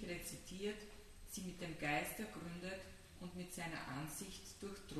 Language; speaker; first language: German; native; German